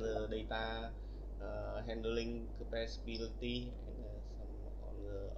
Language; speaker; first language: English; non-native, learner; Vietnamese